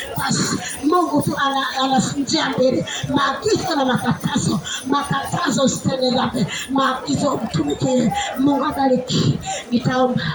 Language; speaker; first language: Swahili; native; Swahili